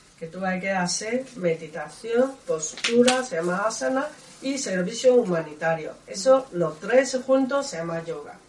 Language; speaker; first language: Spanish; non-native, learner; Chinese